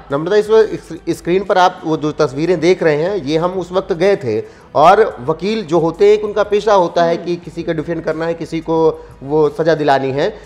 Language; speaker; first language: Hindi; native; Hindi